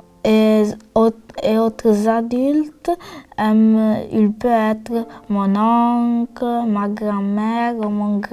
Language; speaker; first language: French; non-native, learner; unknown